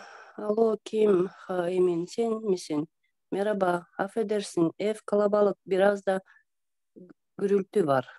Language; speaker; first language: Turkish; non-native, learner; Kyrgyz